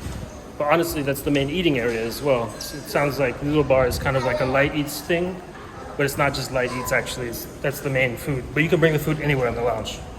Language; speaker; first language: English; native; English